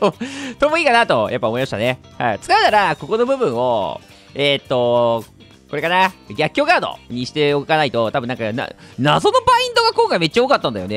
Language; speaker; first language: Japanese; native; Japanese